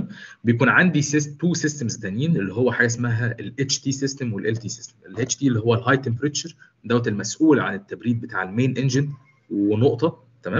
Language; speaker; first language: Arabic; native; Arabic